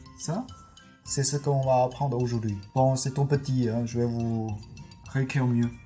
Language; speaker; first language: French; non-native, fluent; Chinese